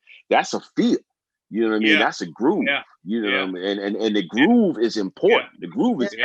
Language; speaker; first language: English; native; English